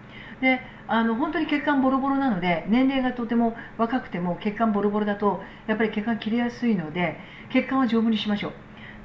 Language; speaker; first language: Japanese; native; Japanese